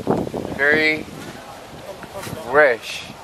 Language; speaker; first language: English; non-native, learner; Khmer